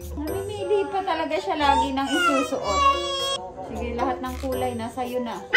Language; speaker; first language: Filipino; native; Filipino